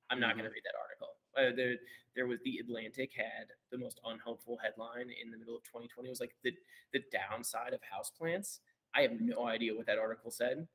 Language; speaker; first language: English; native; English